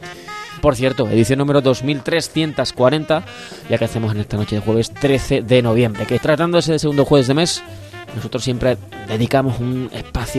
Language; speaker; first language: Spanish; native; Spanish